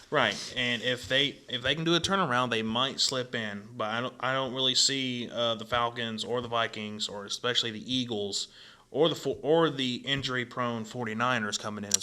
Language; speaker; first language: English; native; English